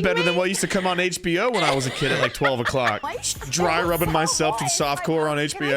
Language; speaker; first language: English; native; English